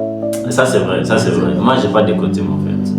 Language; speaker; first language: French; non-native, learner; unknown